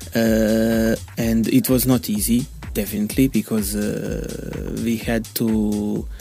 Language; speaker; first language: English; non-native, learner; Bosnian